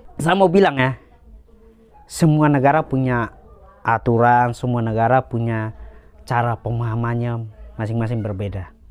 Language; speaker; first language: Indonesian; native; Indonesian